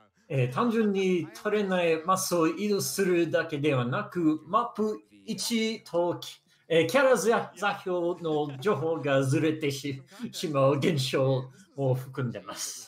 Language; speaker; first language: Japanese; non-native, learner; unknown